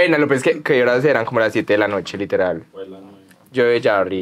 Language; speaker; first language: Spanish; native; Spanish